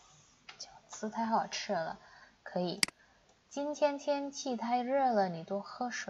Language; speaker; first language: Chinese; non-native, fluent; Indonesian